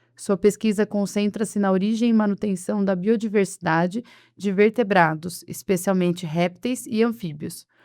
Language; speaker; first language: Portuguese; native; Portuguese